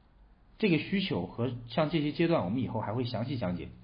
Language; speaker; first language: Chinese; native; Chinese